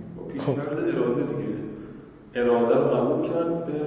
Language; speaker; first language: Persian; native; Persian